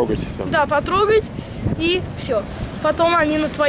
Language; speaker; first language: Russian; early bilingual, heritage; Russian